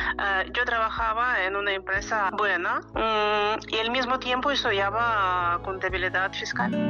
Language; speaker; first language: Spanish; non-native, fluent; Ukrainian